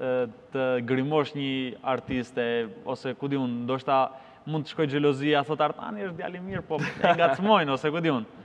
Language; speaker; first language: Albanian; native; Albanian